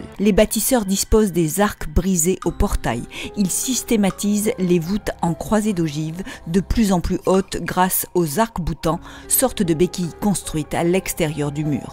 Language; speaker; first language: French; native; French